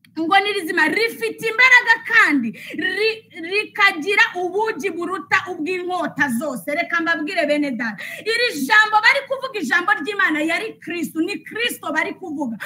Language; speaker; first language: Kinyarwanda; early bilingual, heritage; Kinyarwanda